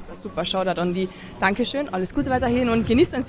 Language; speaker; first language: German; native; German